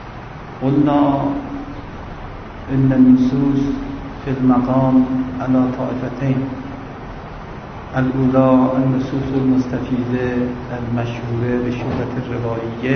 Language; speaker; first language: Arabic; non-native, fluent; Persian